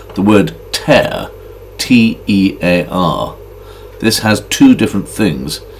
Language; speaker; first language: English; native; English